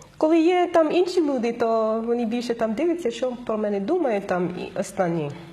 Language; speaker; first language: Ukrainian; non-native, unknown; English